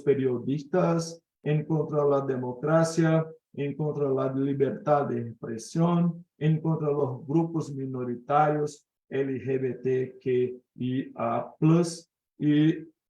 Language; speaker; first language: Spanish; non-native, fluent; Portuguese